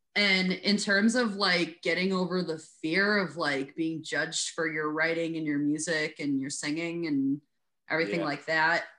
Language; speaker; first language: English; native; English